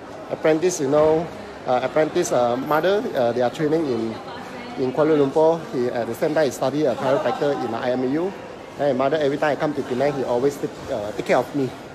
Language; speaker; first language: English; non-native, local second language; Cantonese